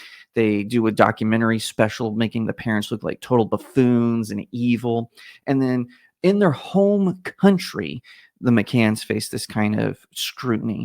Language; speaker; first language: English; native; English